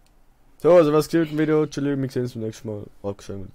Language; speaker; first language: German; native; German